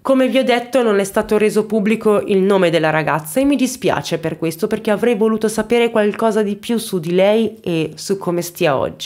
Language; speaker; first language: Italian; native; Italian